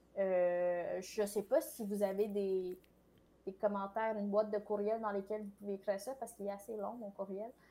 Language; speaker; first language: French; early bilingual, other home language; Tamil